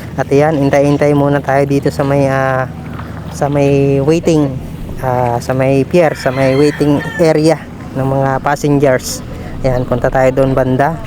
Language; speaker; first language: Filipino; native; Filipino